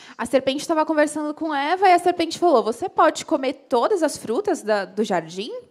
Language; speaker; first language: Portuguese; native; Portuguese